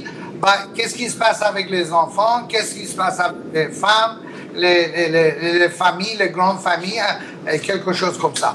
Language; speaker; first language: French; non-native, learner; Persian